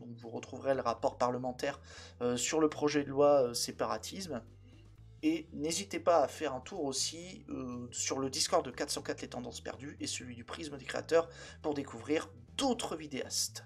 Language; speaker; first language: French; native; French